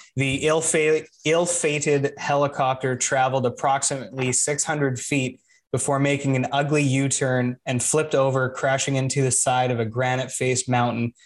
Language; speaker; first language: English; native; English